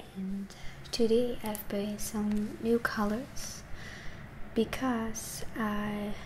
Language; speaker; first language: English; non-native, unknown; Dutch